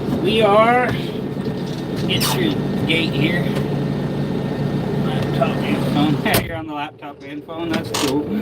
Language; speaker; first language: English; native; English